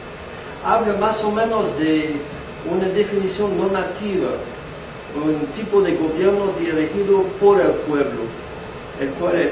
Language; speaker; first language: Spanish; non-native, fluent; English